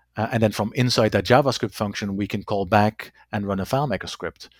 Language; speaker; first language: English; non-native, fluent; Dutch